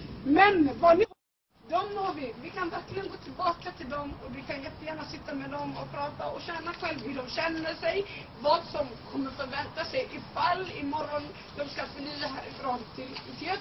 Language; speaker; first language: Swedish; non-native, fluent; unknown